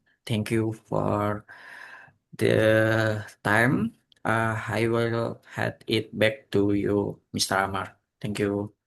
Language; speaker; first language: English; non-native, learner; Indonesian